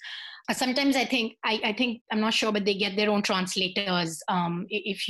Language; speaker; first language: English; non-native, local second language; Hindi